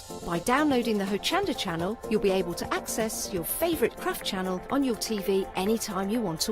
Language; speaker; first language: English; native; English